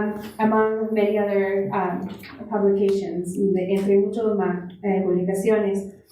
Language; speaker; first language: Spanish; non-native, fluent; English